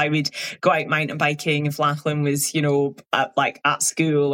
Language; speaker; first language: English; native; English